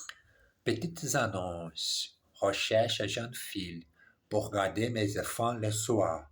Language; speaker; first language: French; non-native, learner; English